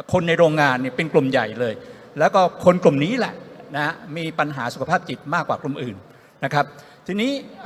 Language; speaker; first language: Thai; native; Thai